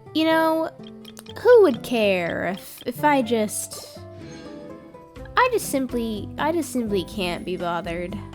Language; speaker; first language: English; native; English